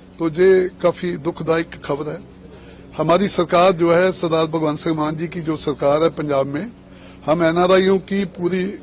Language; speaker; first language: Hindi; non-native, local second language; Punjabi